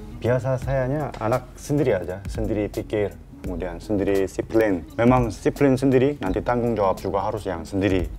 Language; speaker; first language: Indonesian; non-native, learner; Korean